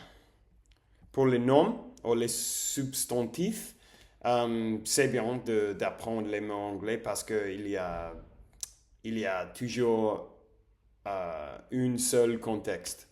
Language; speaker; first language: French; non-native, learner; English